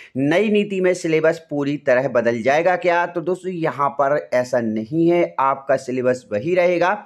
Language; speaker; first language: Hindi; native; Hindi